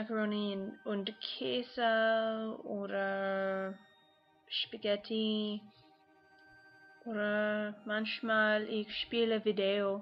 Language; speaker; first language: German; non-native, learner; English